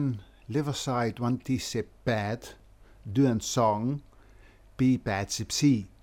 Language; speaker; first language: Thai; non-native, fluent; Dutch